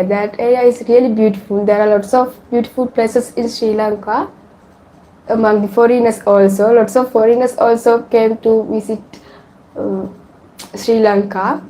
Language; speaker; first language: English; non-native, learner; Sinhala